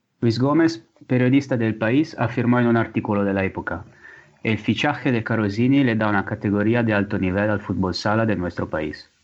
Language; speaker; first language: Spanish; non-native, fluent; Italian